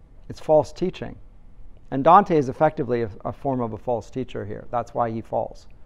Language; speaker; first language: English; native; English